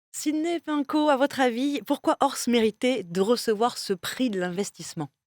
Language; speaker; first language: French; native; French